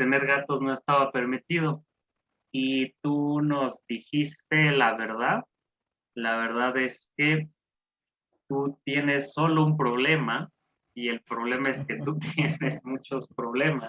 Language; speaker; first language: Spanish; non-native, fluent; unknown